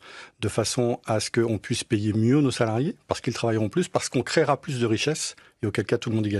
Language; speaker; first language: French; native; French